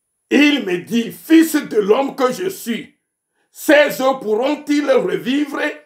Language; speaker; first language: French; non-native, local second language; Ewe